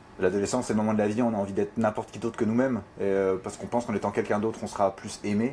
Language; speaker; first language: French; native; French